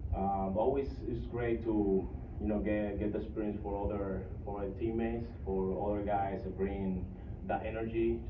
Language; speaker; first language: English; non-native, fluent; Spanish